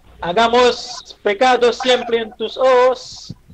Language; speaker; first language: Spanish; non-native, fluent; Haitian Creole